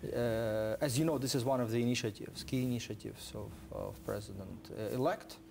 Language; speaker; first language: English; non-native, fluent; Ukrainian